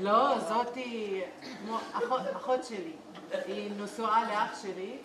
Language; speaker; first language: Hebrew; non-native, local second language; Arabic